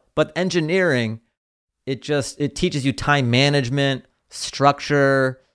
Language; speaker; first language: English; native; English